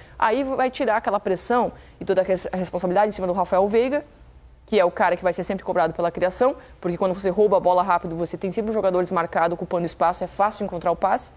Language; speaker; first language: Portuguese; native; Portuguese